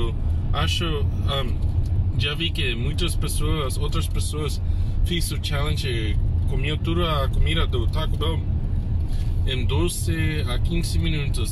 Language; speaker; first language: Portuguese; non-native, learner; English